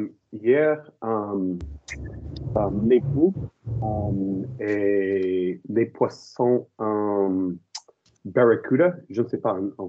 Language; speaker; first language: French; non-native, learner; English